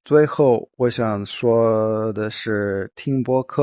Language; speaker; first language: Chinese; non-native, fluent; English